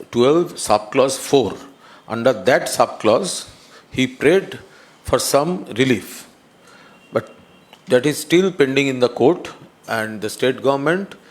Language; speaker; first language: English; non-native, local second language; Bangla